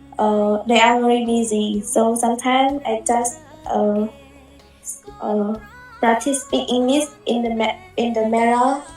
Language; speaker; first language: English; non-native, learner; Khmer